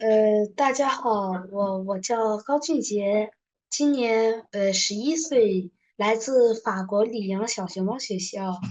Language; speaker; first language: Chinese; early bilingual, heritage; Chinese